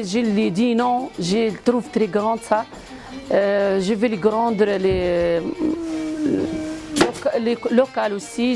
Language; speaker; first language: French; non-native, local second language; Arabic